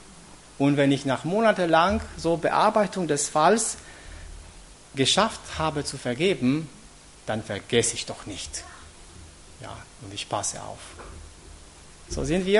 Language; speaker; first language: German; non-native, fluent; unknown